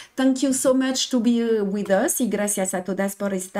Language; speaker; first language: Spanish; non-native, learner; French